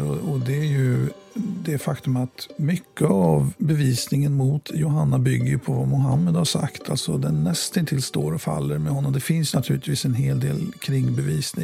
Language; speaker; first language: Swedish; native; Swedish